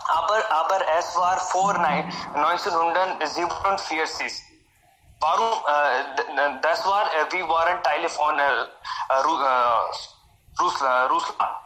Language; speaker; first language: German; non-native, learner; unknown